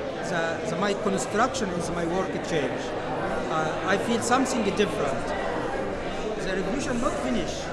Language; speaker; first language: English; non-native, learner; Arabic